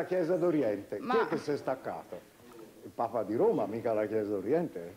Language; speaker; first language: Italian; native; Italian